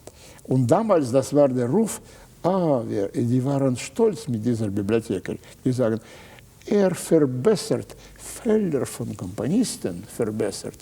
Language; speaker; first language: German; non-native, fluent; Russian